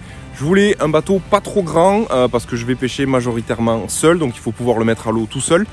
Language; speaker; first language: French; native; French